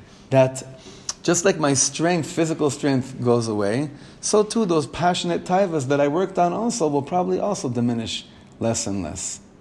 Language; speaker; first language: English; native; English